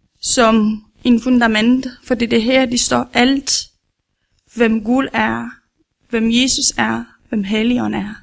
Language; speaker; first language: Danish; non-native, learner; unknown